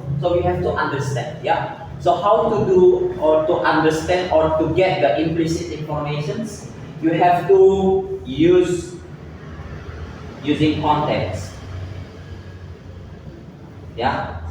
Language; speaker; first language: English; non-native, fluent; Indonesian